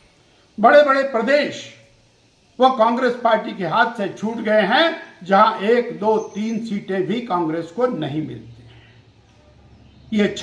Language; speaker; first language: Hindi; native; Hindi